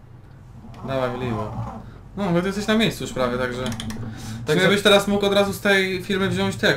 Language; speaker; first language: Polish; native; Polish